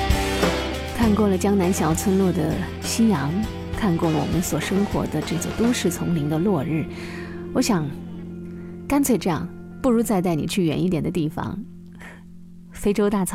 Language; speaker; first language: Chinese; native; Chinese